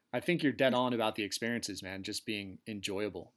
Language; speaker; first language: English; native; English